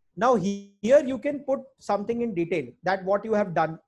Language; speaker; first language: English; non-native, local second language; Hindi